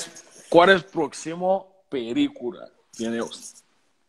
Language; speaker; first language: Spanish; non-native, learner; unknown